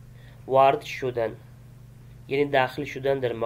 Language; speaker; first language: Persian; non-native, fluent; Urdu